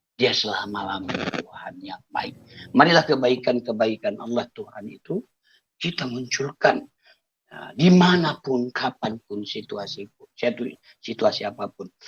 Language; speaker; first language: Indonesian; non-native, local second language; Achinese